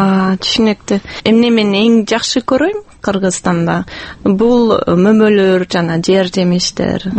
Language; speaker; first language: Kyrgyz; non-native, fluent; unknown